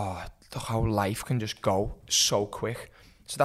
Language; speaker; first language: English; native; English